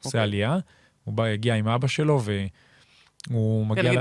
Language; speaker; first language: Hebrew; native; Hebrew